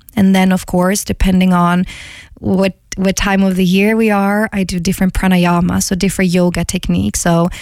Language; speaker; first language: English; non-native, fluent; Swedish